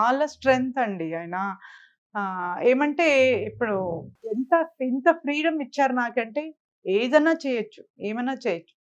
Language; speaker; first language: Telugu; native; Telugu